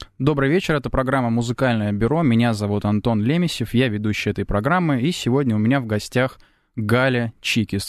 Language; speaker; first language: Russian; native; Russian